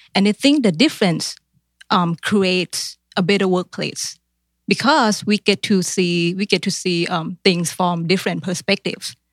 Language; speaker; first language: English; non-native, fluent; Thai